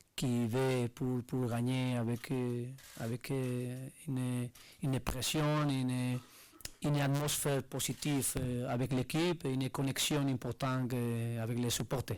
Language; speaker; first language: French; non-native, learner; Spanish